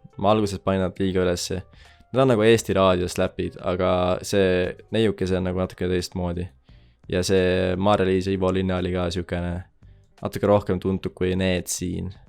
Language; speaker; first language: Estonian; native; Estonian